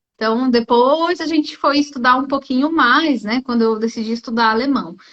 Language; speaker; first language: Portuguese; native; Portuguese